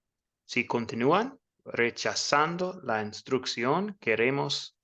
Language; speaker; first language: Spanish; non-native, fluent; English